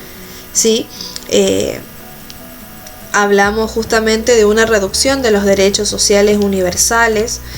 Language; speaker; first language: Spanish; native; Spanish